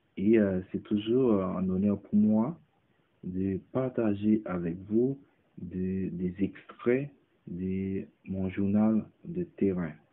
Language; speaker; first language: French; non-native, local second language; Haitian Creole